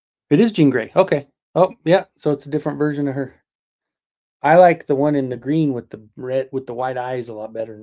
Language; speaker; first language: English; native; English